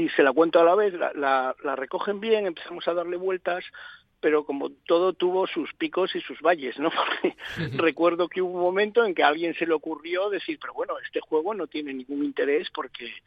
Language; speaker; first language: Spanish; native; Spanish